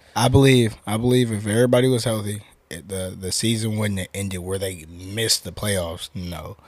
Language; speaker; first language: English; native; English